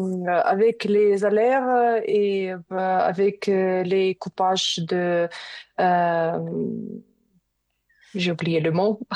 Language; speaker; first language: French; non-native, learner; Ukrainian